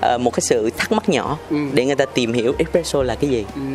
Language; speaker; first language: Vietnamese; native; Vietnamese